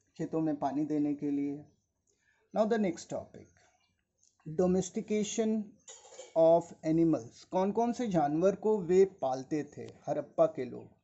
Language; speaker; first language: Hindi; native; Hindi